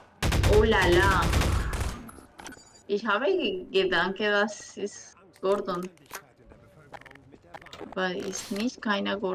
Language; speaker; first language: German; non-native, learner; Spanish